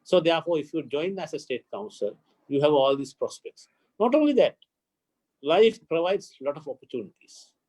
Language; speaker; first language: English; non-native, local second language; Sinhala